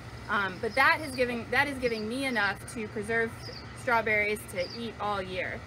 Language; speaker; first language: English; native; English